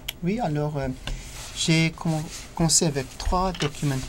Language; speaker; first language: French; non-native, fluent; English